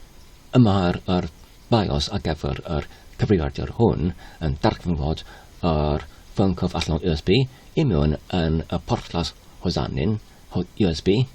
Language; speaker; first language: Welsh; non-native, learner; Polish